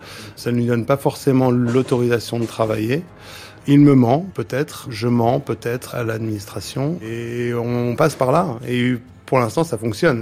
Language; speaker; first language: French; native; French